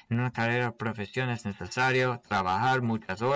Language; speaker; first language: Spanish; non-native, learner; English